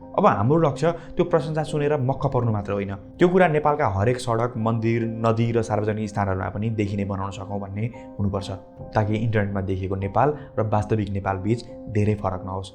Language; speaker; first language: Nepali; native; Nepali